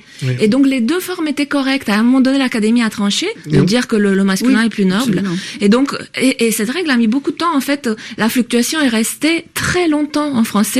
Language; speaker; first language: French; native; French